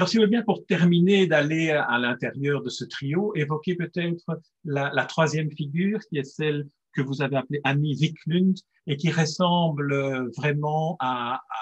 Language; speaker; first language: French; native; French